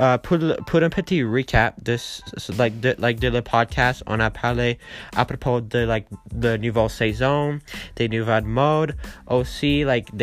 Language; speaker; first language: French; non-native, learner; English